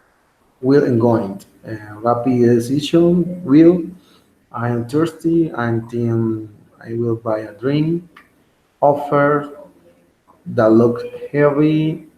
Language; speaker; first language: English; non-native, learner; Spanish